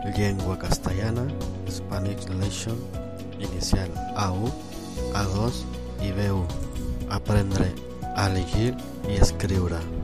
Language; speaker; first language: Catalan; non-native, learner; Spanish